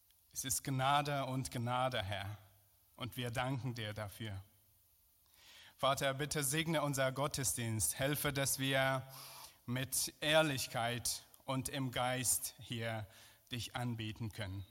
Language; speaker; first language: German; non-native, fluent; Persian